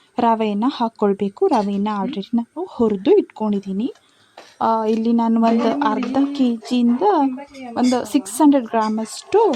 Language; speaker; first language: Kannada; non-native, local second language; Kodava